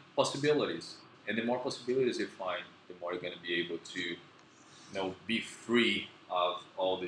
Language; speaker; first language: English; non-native, fluent; Portuguese